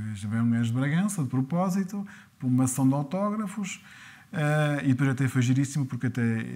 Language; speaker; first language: Portuguese; early bilingual, other home language; French